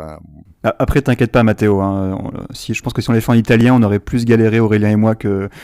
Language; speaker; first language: French; native; French